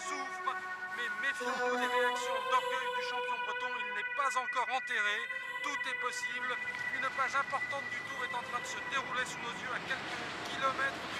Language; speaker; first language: French; native; French